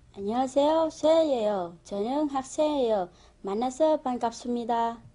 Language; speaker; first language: Korean; non-native, learner; Vietnamese